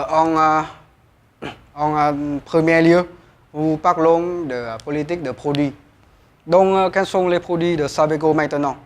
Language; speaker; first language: French; non-native, learner; Vietnamese